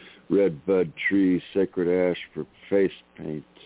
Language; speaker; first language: English; native; English